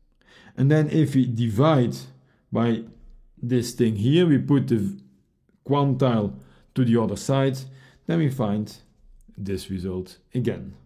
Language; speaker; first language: English; non-native, fluent; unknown